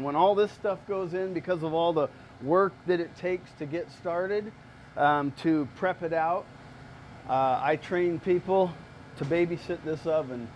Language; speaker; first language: English; native; English